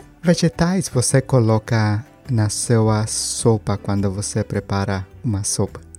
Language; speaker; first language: Portuguese; non-native, learner; Spanish